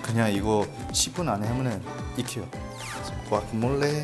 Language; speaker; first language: Korean; non-native, learner; Spanish